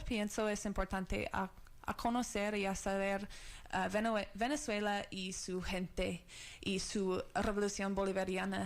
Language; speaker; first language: Spanish; non-native, learner; English